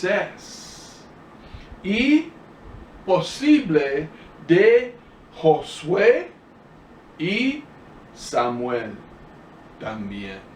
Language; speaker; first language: Spanish; non-native, fluent; English